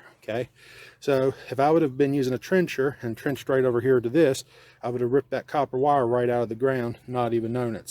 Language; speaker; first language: English; native; English